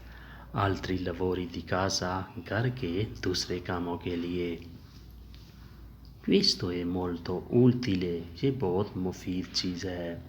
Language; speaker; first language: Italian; non-native, learner; Urdu